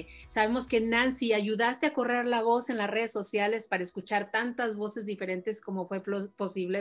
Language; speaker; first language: Spanish; native; Spanish